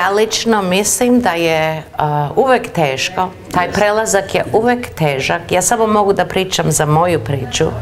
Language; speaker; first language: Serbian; early bilingual, heritage; Serbian